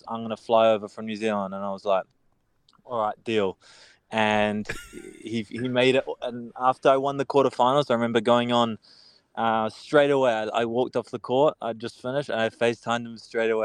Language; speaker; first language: English; native; English